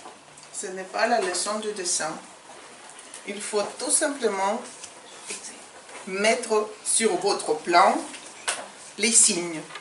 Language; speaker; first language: French; non-native, fluent; Ukrainian